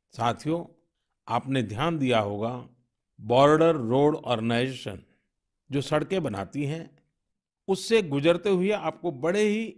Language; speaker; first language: Hindi; non-native, local second language; Gujarati